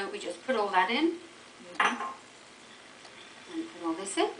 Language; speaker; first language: English; native; English